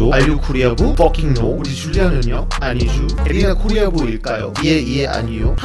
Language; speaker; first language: Korean; non-native, fluent; English